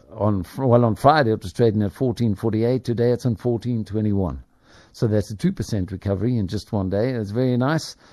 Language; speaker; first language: English; native; English